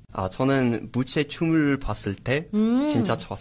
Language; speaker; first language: Korean; non-native, learner; English